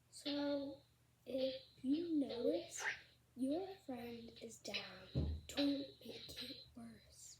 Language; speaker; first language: English; native; English